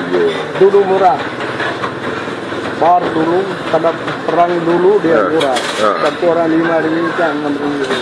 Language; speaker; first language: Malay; non-native, learner; Tamil